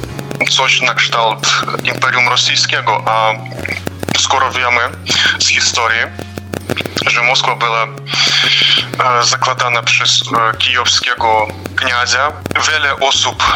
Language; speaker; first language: Polish; non-native, fluent; Ukrainian